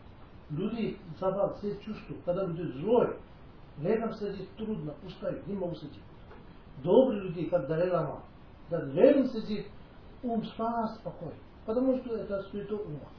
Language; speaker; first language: Russian; non-native, learner; Tibetan